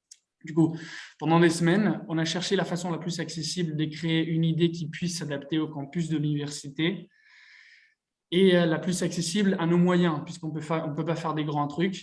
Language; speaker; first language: French; non-native, fluent; Spanish